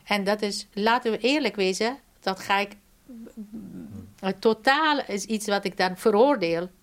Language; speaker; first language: Dutch; non-native, fluent; Persian